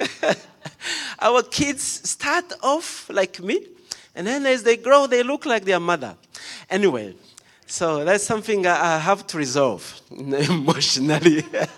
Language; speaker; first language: English; non-native, local second language; Kinyarwanda